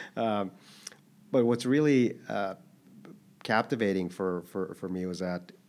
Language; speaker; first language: English; early bilingual, other home language; Korean